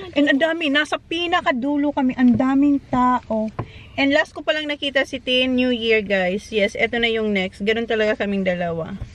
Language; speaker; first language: Filipino; non-native, local second language; Bikol